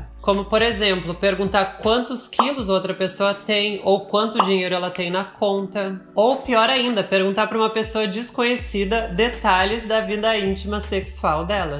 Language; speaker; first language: Portuguese; native; Portuguese